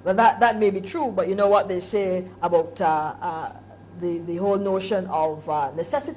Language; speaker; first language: English; native; English